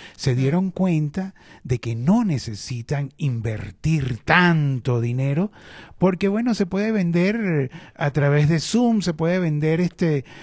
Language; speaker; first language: Spanish; native; Spanish